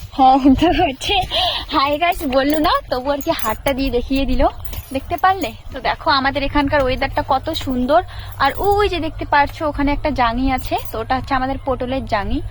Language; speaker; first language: Bangla; non-native, local second language; Rangpuri